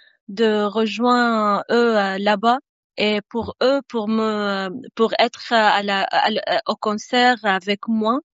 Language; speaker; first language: French; non-native, fluent; Arabic